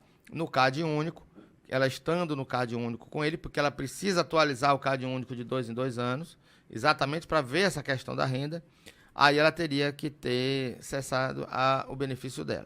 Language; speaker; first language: Portuguese; native; Portuguese